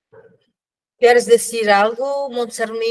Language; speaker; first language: Spanish; non-native, fluent; Portuguese